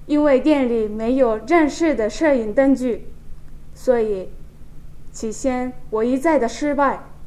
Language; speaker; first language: Chinese; non-native, fluent; Japanese